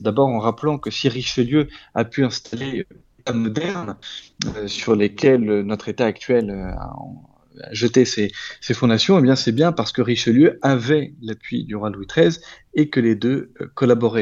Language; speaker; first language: French; native; French